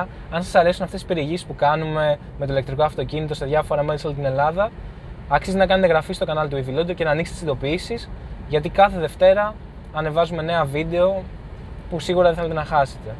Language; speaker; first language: Greek; native; Greek